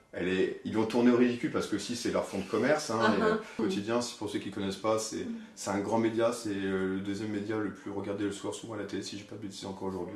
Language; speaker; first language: French; native; French